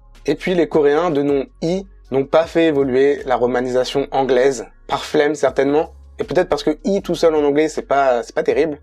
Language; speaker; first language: French; native; French